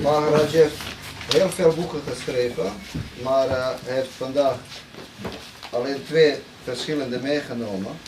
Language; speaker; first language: Dutch; non-native, fluent; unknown